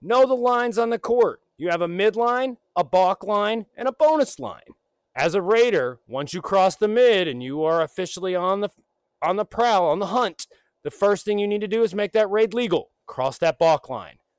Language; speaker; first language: English; native; English